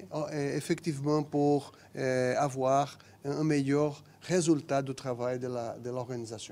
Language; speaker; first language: French; non-native, fluent; Portuguese